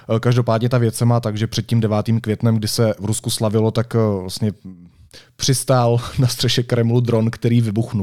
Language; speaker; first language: Czech; native; Czech